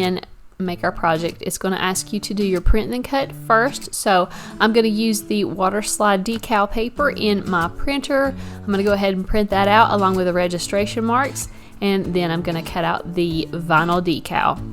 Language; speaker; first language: English; native; English